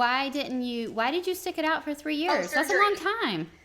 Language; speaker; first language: English; native; English